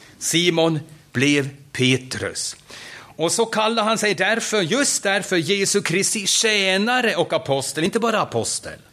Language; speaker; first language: Swedish; non-native, fluent; German